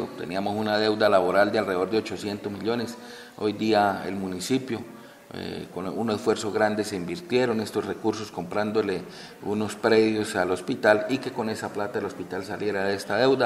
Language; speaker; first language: Spanish; native; Spanish